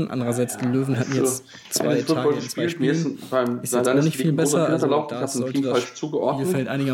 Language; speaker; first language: German; native; German